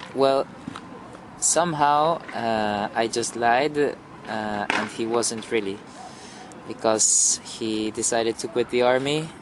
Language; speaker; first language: English; non-native, fluent; Spanish